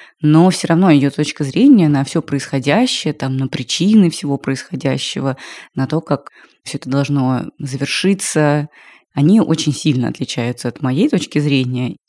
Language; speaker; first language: Russian; native; Russian